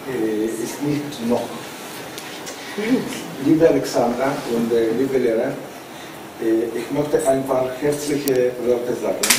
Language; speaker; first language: German; non-native, learner; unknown